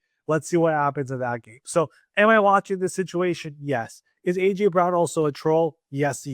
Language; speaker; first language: English; native; English